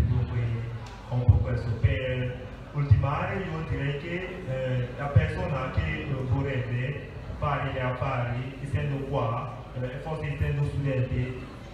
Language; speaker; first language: Italian; non-native, fluent; French